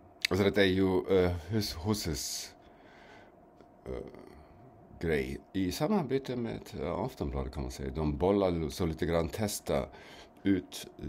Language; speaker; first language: Swedish; non-native, fluent; German